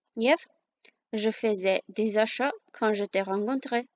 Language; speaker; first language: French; non-native, fluent; Armenian